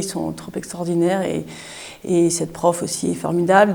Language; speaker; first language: French; native; French